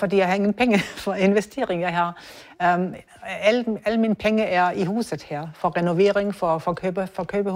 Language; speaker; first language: Danish; non-native, learner; German